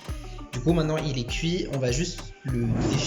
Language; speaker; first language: French; early bilingual, other home language; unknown